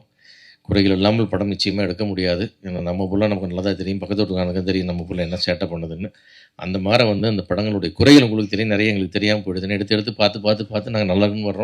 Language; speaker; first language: Tamil; native; Tamil